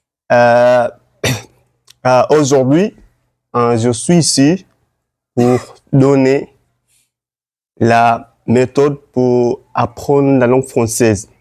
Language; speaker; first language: French; non-native, learner; Swahili